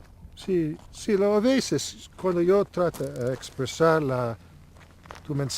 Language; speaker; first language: Spanish; non-native, learner; English